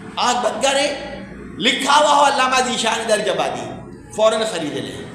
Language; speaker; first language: Urdu; native; Urdu